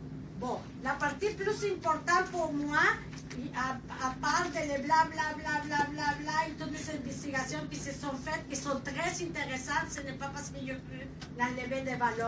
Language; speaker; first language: French; non-native, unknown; Spanish